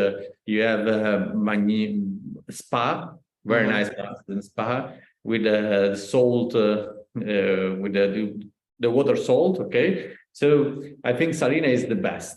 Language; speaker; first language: English; non-native, learner; Italian